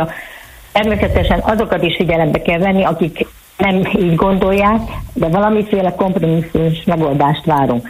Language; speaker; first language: Hungarian; native; Hungarian